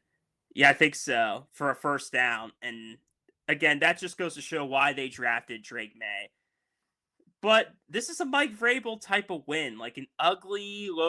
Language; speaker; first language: English; native; English